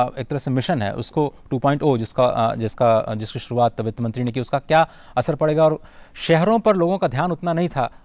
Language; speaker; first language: Hindi; native; Hindi